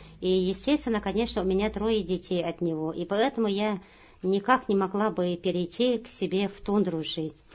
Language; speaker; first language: Russian; non-native, local second language; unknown